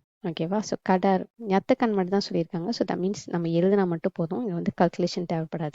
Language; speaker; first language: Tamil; native; Tamil